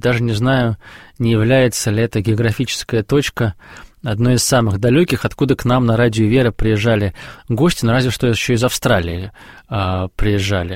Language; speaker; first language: Russian; native; Russian